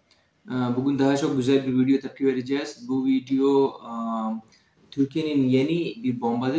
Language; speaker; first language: Turkish; non-native, fluent; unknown